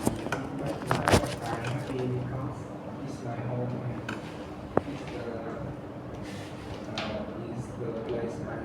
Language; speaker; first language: English; non-native, learner; Chinese